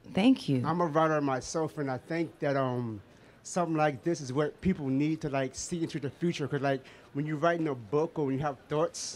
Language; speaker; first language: English; non-native, fluent; French